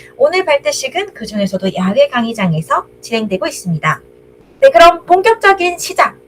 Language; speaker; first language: Korean; native; Korean